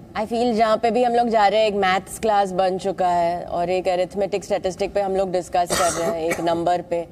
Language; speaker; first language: Hindi; non-native, local second language; Malayalam